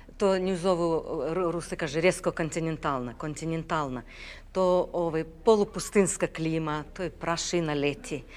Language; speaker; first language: Serbian; non-native, fluent; Russian